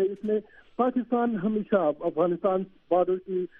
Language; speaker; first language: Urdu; non-native, learner; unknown